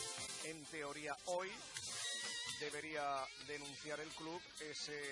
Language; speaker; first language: Spanish; native; Spanish